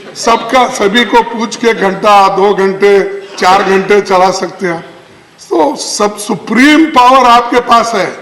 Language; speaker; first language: Hindi; non-native, local second language; Kannada